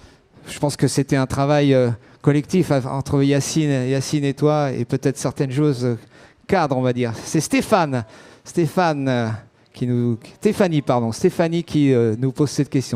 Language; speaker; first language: French; native; French